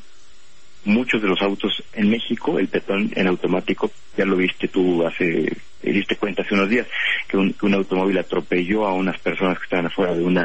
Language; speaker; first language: Spanish; native; Spanish